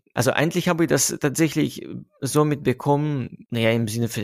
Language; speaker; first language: German; non-native, fluent; Russian